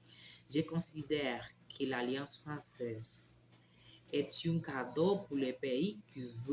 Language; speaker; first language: French; non-native, learner; Spanish